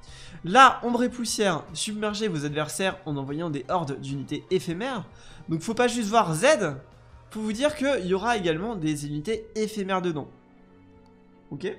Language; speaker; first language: French; native; French